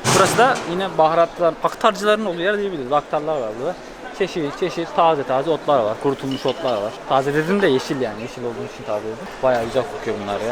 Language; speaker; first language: Turkish; native; Turkish